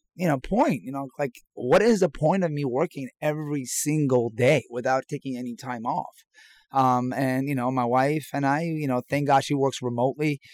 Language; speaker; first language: English; non-native, fluent; Persian